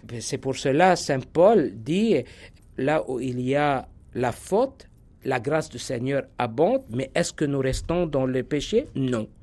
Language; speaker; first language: French; non-native, local second language; Arabic